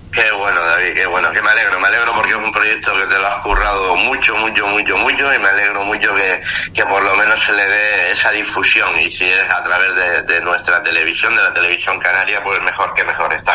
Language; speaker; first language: Spanish; native; Spanish